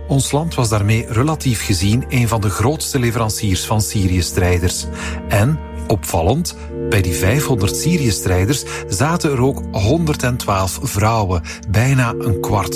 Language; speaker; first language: Dutch; native; Dutch